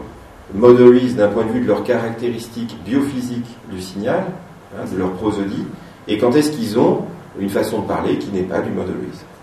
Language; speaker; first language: French; native; French